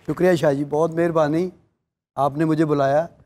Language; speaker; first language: Urdu; non-native, local second language; Punjabi